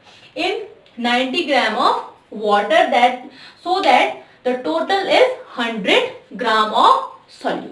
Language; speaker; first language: English; non-native, local second language; Hindi